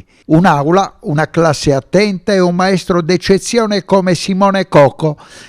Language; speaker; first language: Italian; native; Italian